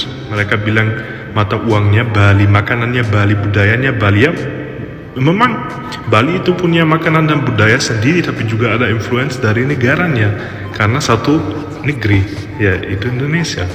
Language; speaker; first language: Indonesian; non-native, fluent; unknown